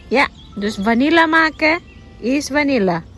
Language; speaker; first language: Dutch; non-native, learner; Cebuano